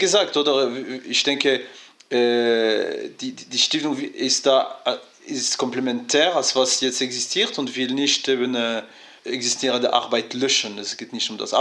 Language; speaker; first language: German; non-native, fluent; French